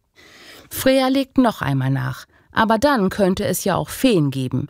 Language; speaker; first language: German; native; German